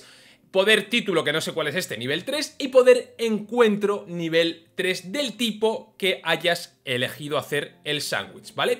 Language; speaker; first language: Spanish; native; Spanish